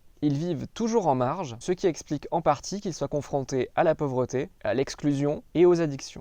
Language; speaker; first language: French; native; French